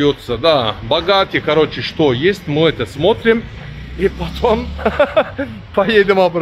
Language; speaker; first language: Russian; non-native, learner; Turkish